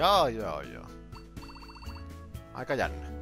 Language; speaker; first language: Finnish; native; Finnish